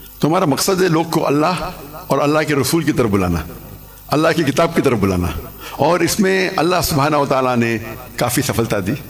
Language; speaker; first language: Urdu; non-native, local second language; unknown